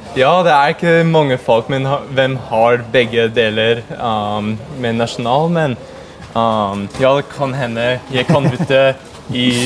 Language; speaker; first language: Norwegian; early bilingual, heritage; English